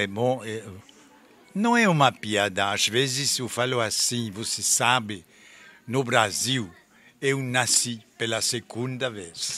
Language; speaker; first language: Portuguese; non-native, fluent; French